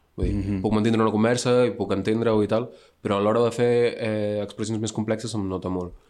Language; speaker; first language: Catalan; early bilingual, other home language; Arabic